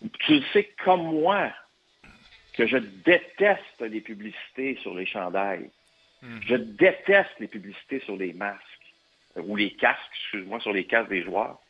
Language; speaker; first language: French; native; French